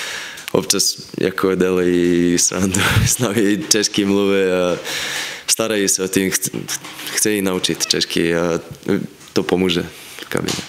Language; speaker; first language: Czech; non-native, fluent; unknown